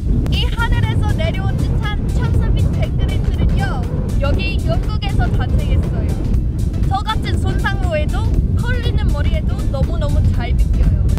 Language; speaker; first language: Korean; non-native, fluent; English